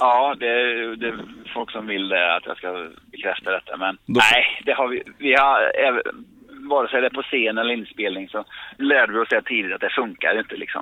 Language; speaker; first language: Swedish; native; Swedish